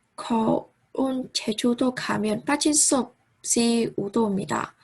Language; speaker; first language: Korean; non-native, fluent; Vietnamese